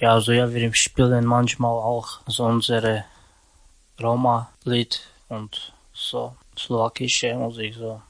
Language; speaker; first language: German; non-native, learner; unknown